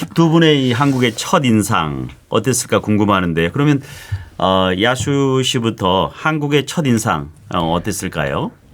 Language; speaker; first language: Korean; native; Korean